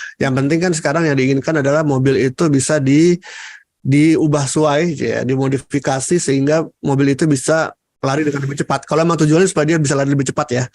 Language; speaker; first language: Indonesian; native; Indonesian